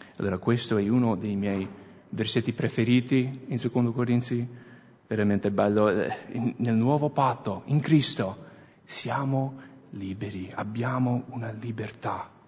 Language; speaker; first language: Italian; non-native, fluent; English